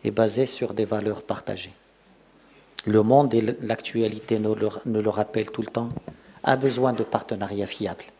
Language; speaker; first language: French; non-native, local second language; Arabic